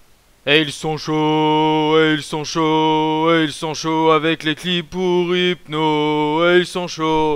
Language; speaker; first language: French; native; French